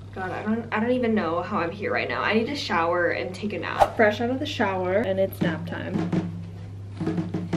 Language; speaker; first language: English; native; English